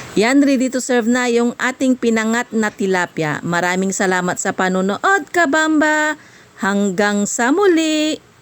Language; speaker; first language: Filipino; native; Filipino